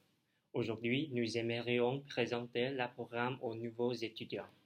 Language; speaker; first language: French; non-native, learner; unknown